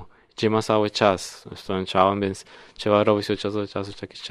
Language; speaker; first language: Polish; non-native, learner; Spanish